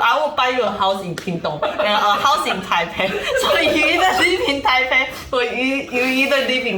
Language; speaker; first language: English; non-native, fluent; Chinese